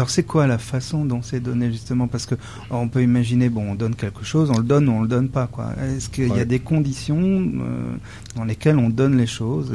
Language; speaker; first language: French; native; French